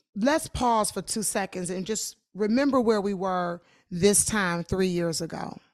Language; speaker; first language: English; native; English